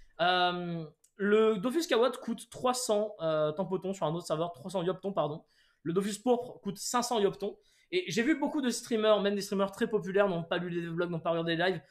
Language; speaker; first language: French; native; French